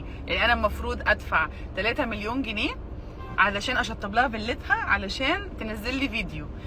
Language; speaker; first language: Arabic; native; Arabic